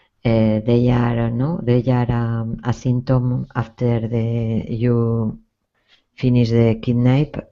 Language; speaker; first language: English; non-native, learner; Spanish